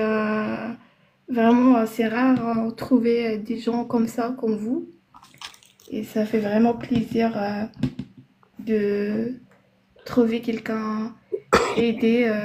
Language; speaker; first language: French; non-native, learner; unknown